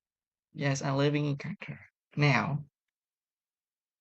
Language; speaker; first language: English; non-native, fluent; Vietnamese